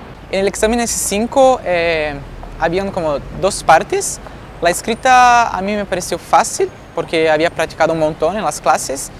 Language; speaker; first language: Spanish; non-native, fluent; Portuguese